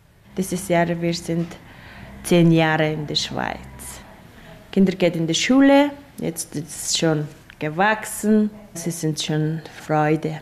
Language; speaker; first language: German; non-native, learner; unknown